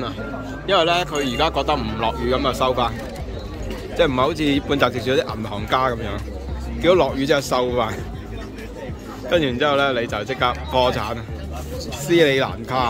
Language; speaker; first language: Cantonese; native; Cantonese